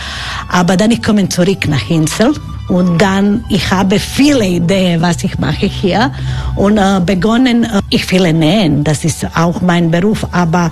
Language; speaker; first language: German; non-native, learner; Croatian